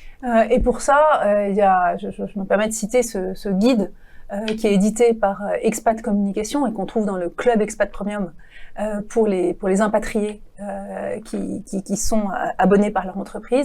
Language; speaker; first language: French; native; French